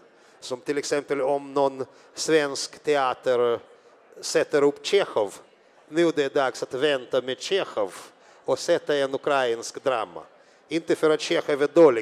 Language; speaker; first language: Swedish; non-native, fluent; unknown